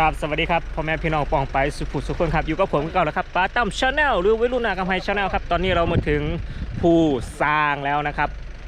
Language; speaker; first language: Thai; native; Thai